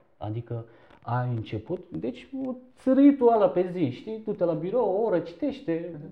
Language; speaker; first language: Romanian; non-native, fluent; Turkish